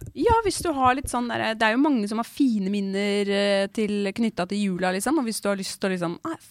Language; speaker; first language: Norwegian; early bilingual, other home language; Turkish